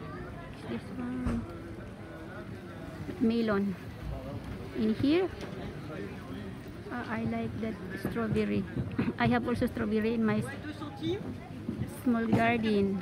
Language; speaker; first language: English; non-native, local second language; Filipino